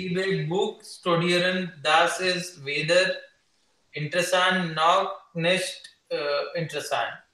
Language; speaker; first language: German; non-native, learner; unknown